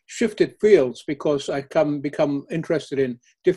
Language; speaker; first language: English; native; English